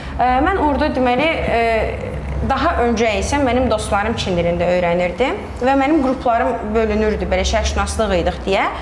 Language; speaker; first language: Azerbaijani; native; Azerbaijani